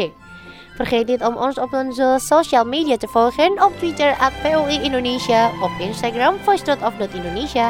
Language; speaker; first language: Dutch; non-native, learner; Indonesian